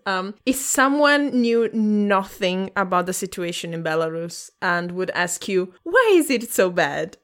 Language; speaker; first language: English; non-native, fluent; Italian